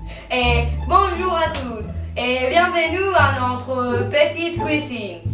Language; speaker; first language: French; non-native, learner; Spanish